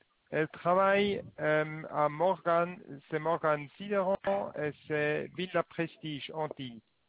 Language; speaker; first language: French; non-native, learner; Swiss German